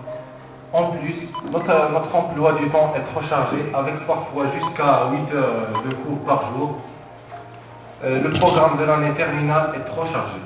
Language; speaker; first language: French; non-native, local second language; Arabic